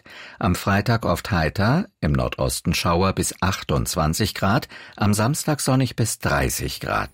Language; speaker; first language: German; native; German